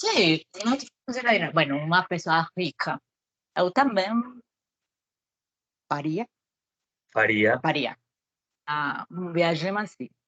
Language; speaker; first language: Portuguese; non-native, learner; Spanish